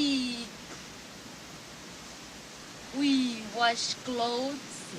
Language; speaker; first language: English; non-native, learner; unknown